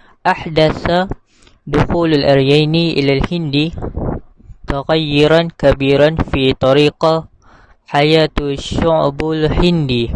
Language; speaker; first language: Arabic; non-native, learner; Malay